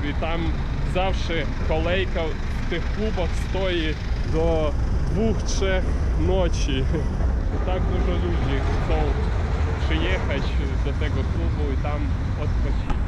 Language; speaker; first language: Polish; non-native, learner; Ukrainian